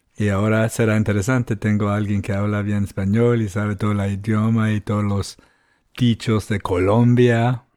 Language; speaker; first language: Spanish; early bilingual, heritage; Spanish